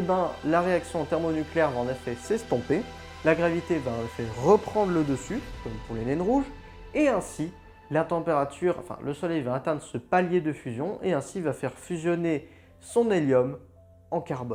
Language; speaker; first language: French; native; French